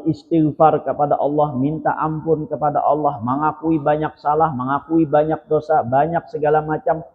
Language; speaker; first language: Indonesian; non-native, local second language; Banjar